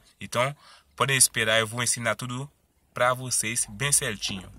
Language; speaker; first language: Portuguese; non-native, learner; Haitian Creole